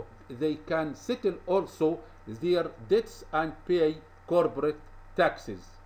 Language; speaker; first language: English; non-native, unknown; Arabic